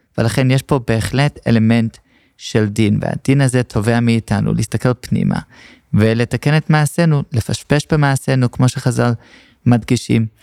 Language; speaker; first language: Hebrew; non-native, fluent; English